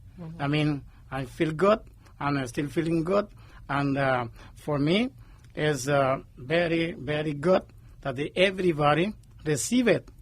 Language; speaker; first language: English; non-native, learner; Spanish